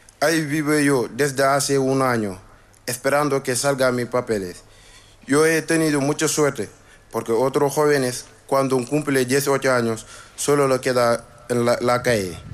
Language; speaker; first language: Spanish; non-native, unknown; Wolof